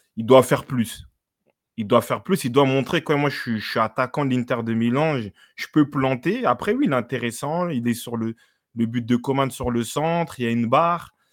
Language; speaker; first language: French; native; French